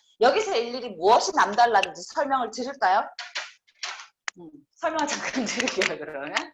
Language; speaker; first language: Korean; native; Korean